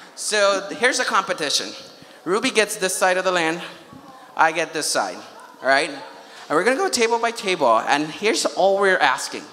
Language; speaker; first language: English; non-native, local second language; Urdu